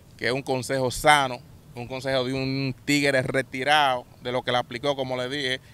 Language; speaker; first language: Spanish; native; Spanish